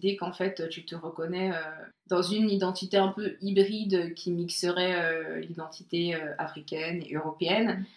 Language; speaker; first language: French; native; French